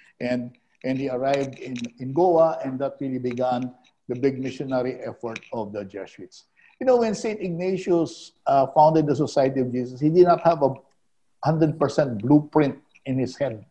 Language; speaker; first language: English; non-native, local second language; Filipino